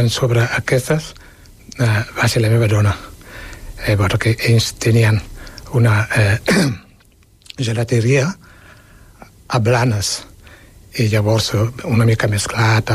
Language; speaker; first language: Catalan; non-native, fluent; Wolof